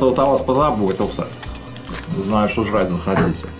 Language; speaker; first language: Russian; native; Russian